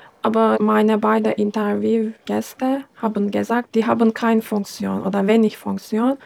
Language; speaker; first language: German; non-native, fluent; Turkish